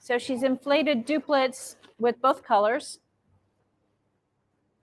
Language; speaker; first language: English; native; English